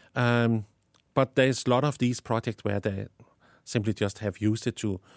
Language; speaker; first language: English; non-native, fluent; Danish